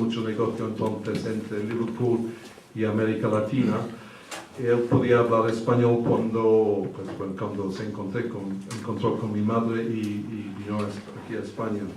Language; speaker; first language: Spanish; early bilingual, heritage; English